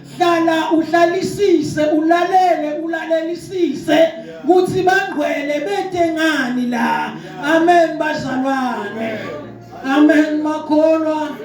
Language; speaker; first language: Zulu; non-native, local second language; Swati